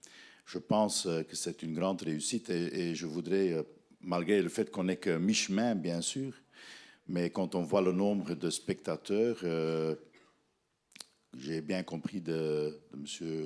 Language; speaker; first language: French; non-native, fluent; Dutch